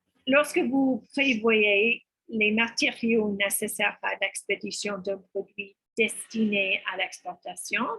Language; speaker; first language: French; non-native, fluent; English